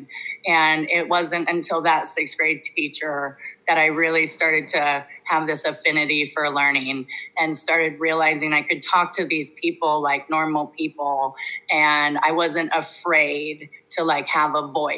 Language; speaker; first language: English; native; English